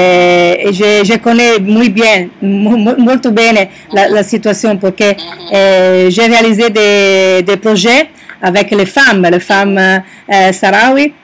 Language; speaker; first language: French; non-native, learner; Italian